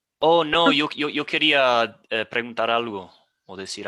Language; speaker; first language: Spanish; non-native, fluent; English